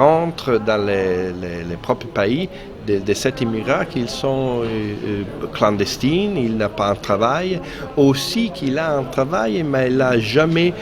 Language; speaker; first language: French; non-native, fluent; Italian